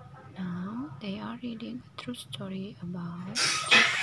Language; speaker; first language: English; non-native, learner; Indonesian